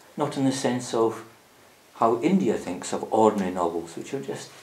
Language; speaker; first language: English; native; English